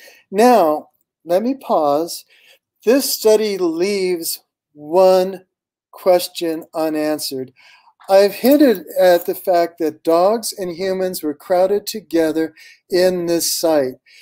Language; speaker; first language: English; native; English